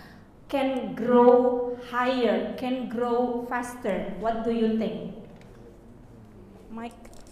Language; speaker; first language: English; non-native, learner; Indonesian